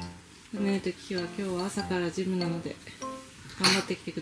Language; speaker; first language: Japanese; native; Japanese